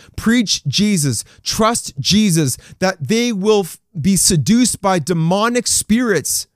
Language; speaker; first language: English; native; English